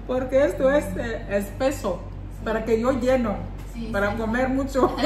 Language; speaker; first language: Spanish; non-native, learner; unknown